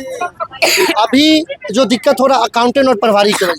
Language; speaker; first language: Hindi; native; Hindi